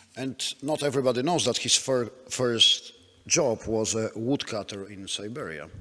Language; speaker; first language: English; non-native, fluent; Polish